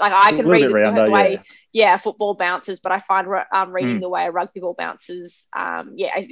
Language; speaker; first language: English; native; English